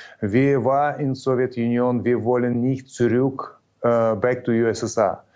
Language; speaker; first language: German; non-native, learner; Ukrainian